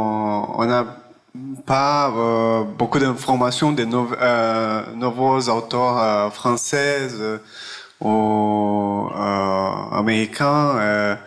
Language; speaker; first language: French; non-native, learner; Portuguese